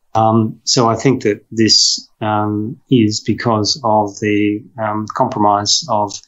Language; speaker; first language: English; native; English